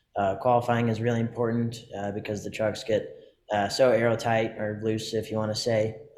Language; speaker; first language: English; native; English